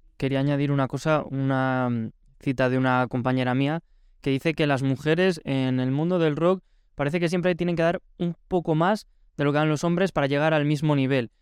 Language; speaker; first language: Spanish; native; Spanish